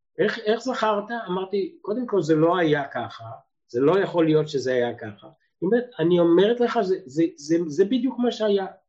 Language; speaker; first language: Hebrew; early bilingual, other home language; Serbian